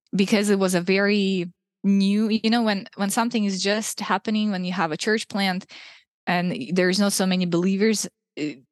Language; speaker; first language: English; non-native, fluent; Russian